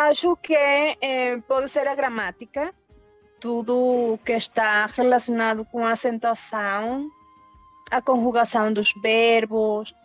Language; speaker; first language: Portuguese; early bilingual, heritage; Spanish